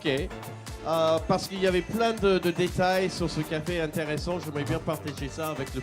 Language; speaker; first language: French; native; French